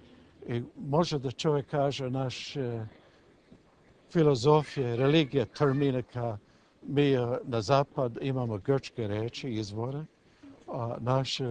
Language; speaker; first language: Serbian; early bilingual, heritage; English